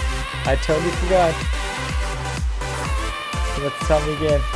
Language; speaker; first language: English; native; English